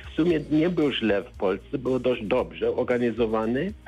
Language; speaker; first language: Polish; non-native, learner; German